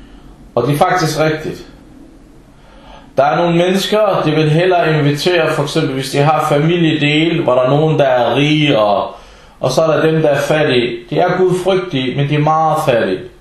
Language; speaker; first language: Danish; early bilingual, other home language; Arabic